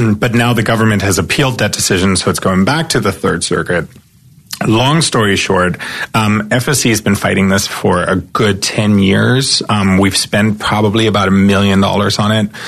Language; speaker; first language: English; non-native, fluent; German